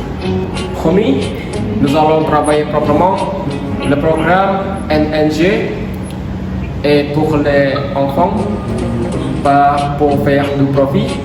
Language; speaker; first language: French; non-native, learner; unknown